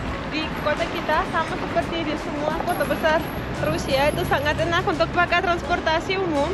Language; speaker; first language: Indonesian; non-native, fluent; Russian